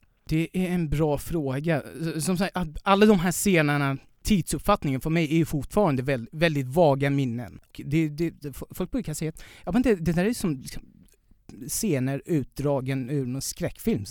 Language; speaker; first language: Swedish; non-native, fluent; Persian